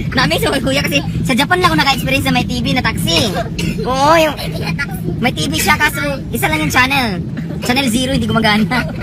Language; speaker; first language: Filipino; non-native, local second language; Cebuano